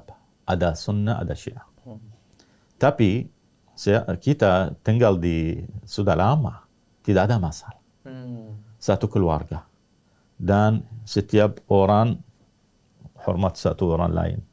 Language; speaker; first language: Indonesian; non-native, learner; Arabic